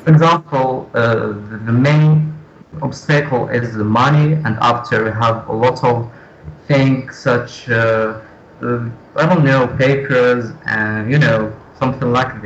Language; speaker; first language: English; non-native, learner; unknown